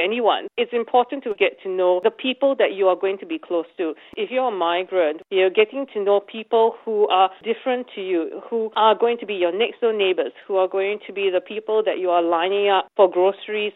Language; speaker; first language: English; native; English